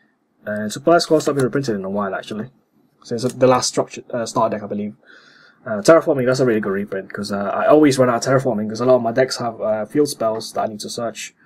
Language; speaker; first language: English; native; English